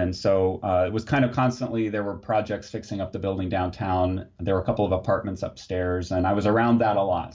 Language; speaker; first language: English; native; English